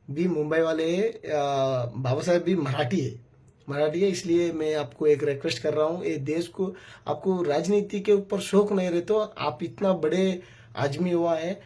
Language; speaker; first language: Hindi; non-native, local second language; Telugu